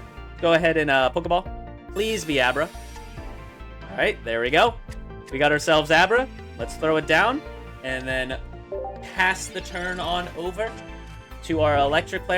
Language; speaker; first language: English; native; English